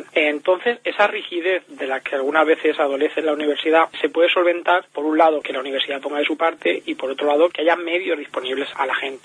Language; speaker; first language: Spanish; native; Spanish